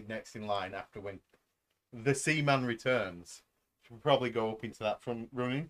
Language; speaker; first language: English; native; English